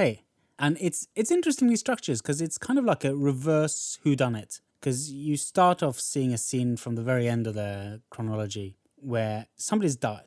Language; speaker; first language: English; non-native, fluent; Norwegian